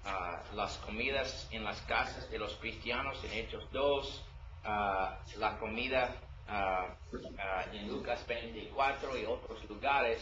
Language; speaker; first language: Spanish; non-native, learner; English